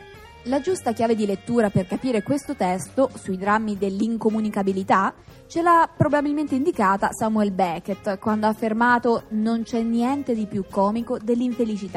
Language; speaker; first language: Italian; native; Italian